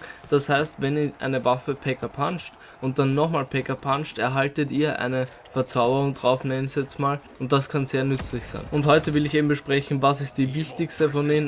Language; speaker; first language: German; native; German